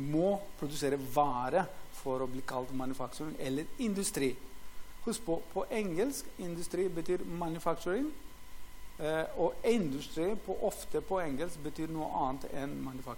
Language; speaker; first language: Norwegian; non-native, fluent; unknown